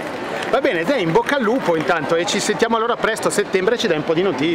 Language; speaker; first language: Italian; native; Italian